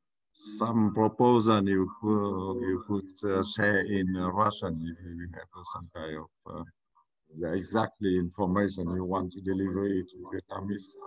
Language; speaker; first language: English; non-native, learner; Vietnamese